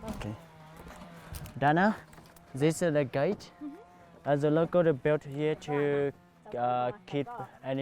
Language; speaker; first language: English; non-native, learner; Hmong